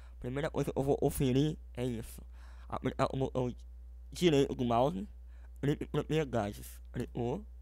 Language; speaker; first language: Portuguese; native; Portuguese